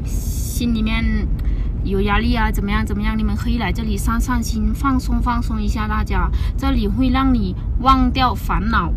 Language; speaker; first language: Chinese; non-native, fluent; Lao